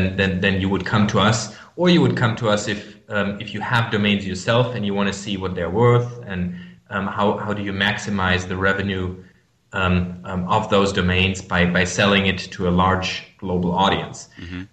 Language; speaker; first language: English; non-native, fluent; German